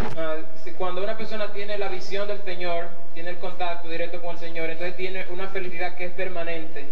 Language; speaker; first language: Spanish; native; Spanish